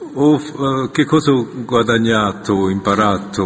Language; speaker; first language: Italian; non-native, fluent; Korean